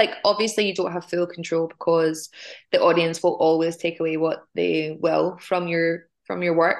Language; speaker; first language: English; native; English